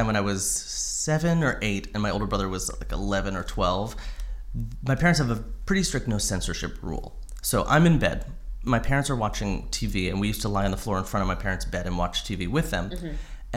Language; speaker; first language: English; native; English